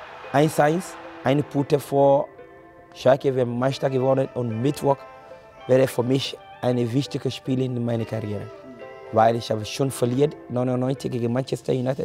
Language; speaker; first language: German; non-native, fluent; Akan